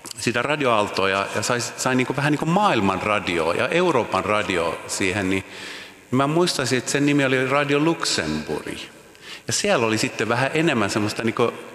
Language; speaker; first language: Finnish; non-native, local second language; Swedish